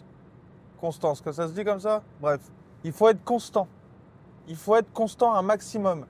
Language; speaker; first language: French; native; French